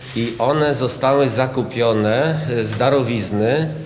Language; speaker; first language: Polish; native; Polish